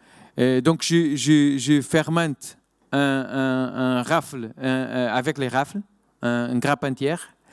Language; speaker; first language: French; non-native, fluent; Portuguese